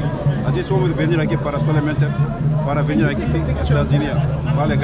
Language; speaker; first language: Spanish; non-native, learner; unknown